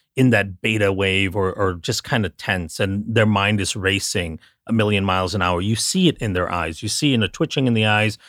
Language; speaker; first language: English; non-native, local second language; Tamil